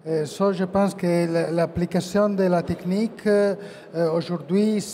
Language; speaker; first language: French; non-native, learner; Italian